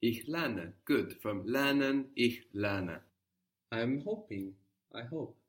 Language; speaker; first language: German; non-native, fluent; English